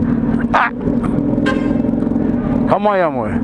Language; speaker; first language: Portuguese; native; Portuguese